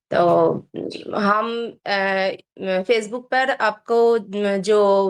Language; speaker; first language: Hindi; non-native, local second language; Bangla